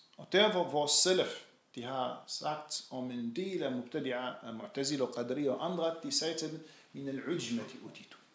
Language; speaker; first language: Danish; non-native, fluent; Arabic